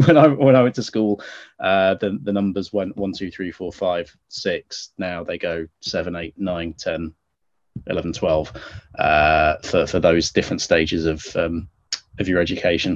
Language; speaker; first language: English; native; English